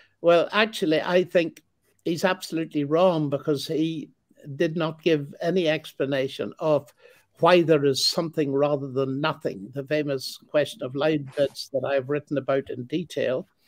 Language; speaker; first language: English; native; English